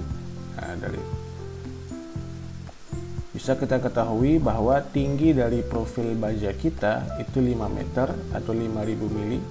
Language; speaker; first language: Indonesian; native; Indonesian